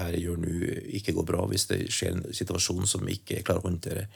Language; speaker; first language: Norwegian; native; Norwegian